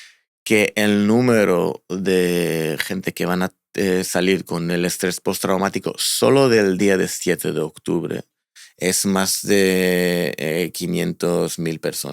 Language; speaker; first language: Spanish; non-native, fluent; Hebrew